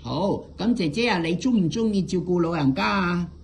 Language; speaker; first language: Cantonese; native; Cantonese